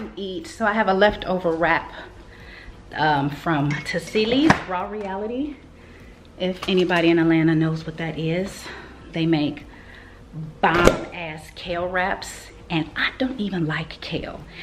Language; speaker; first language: English; native; English